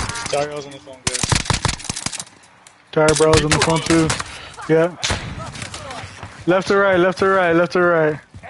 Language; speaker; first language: English; early bilingual, other home language; Spanish